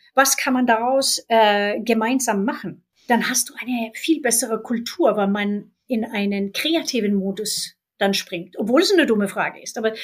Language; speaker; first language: German; non-native, fluent; Swedish